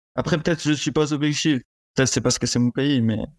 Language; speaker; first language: French; native; French